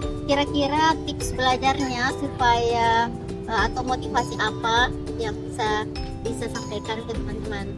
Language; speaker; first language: Indonesian; native; Indonesian